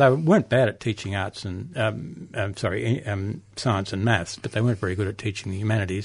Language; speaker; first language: English; native; English